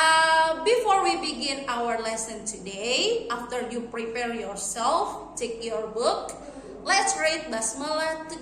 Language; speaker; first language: English; non-native, fluent; Indonesian